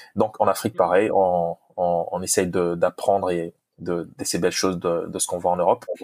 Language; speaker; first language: French; non-native, local second language; Lingala